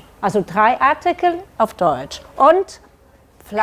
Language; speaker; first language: German; non-native, learner; Catalan